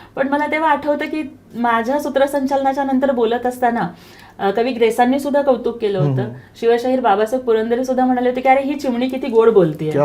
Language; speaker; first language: Marathi; non-native, local second language; Telugu